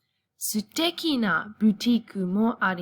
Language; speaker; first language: Japanese; non-native, fluent; English